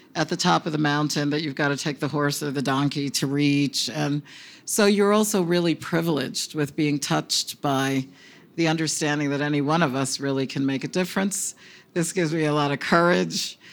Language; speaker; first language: English; early bilingual, other home language; Spanish